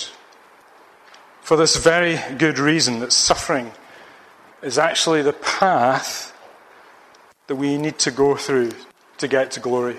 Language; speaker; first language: English; native; English